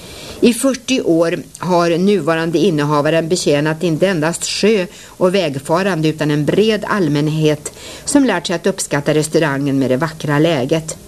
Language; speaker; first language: Swedish; native; Swedish